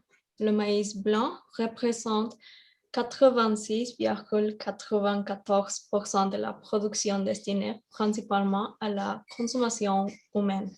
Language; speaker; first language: French; non-native, learner; Spanish